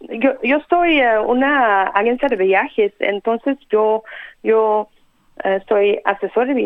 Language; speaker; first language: Spanish; non-native, fluent; Dutch